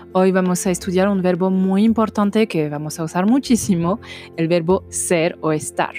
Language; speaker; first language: Spanish; non-native, fluent; French